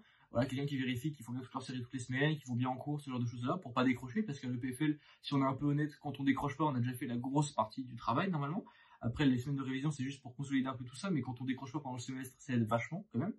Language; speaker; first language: French; native; French